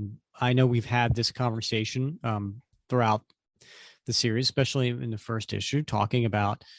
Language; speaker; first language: English; native; English